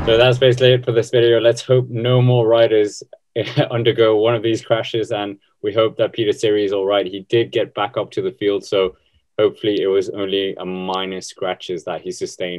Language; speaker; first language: English; non-native, fluent; Danish